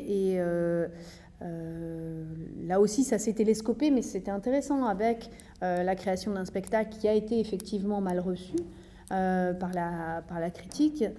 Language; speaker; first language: French; native; French